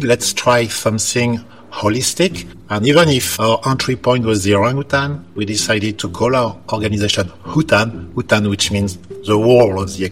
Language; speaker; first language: English; non-native, fluent; French